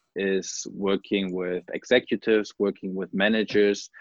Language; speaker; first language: English; non-native, fluent; German